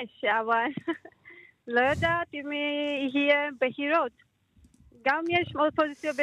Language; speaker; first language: Hebrew; non-native, learner; Turkish